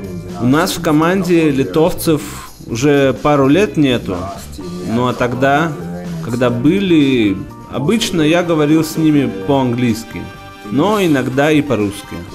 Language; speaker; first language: Russian; non-native, local second language; Estonian